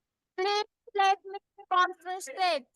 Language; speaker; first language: English; non-native, learner; Hindi